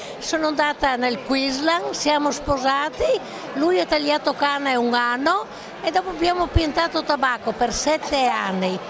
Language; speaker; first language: Italian; non-native, local second language; Friulian